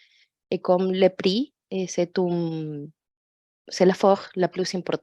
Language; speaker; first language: French; non-native, fluent; Portuguese